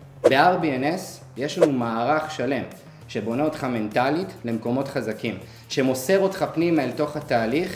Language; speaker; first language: Hebrew; native; Hebrew